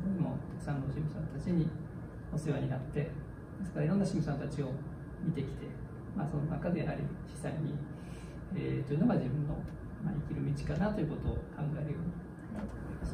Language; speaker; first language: Japanese; native; Japanese